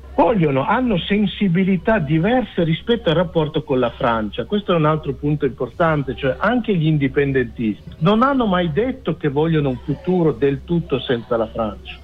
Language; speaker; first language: Italian; native; Italian